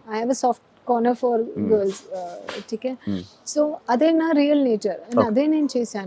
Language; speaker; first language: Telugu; non-native, learner; Hindi